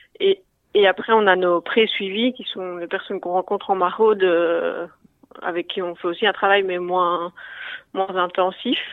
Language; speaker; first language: French; native; French